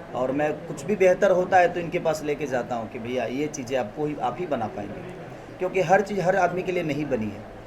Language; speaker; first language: Hindi; non-native, local second language; Bhojpuri